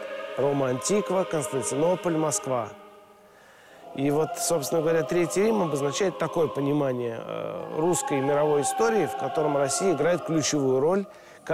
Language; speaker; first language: Russian; native; Russian